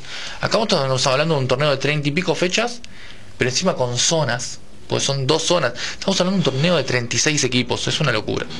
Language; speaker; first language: Spanish; native; Spanish